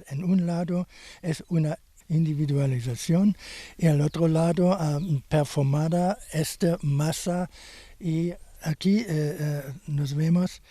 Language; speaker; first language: Spanish; non-native, fluent; German